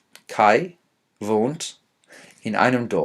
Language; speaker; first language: German; non-native, fluent; English